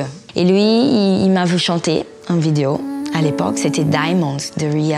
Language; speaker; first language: French; non-native, fluent; Portuguese